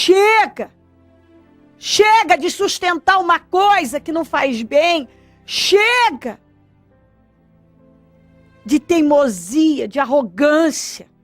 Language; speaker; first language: Portuguese; native; Portuguese